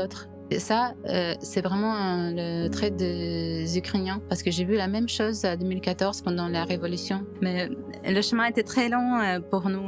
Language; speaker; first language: French; non-native, fluent; Ukrainian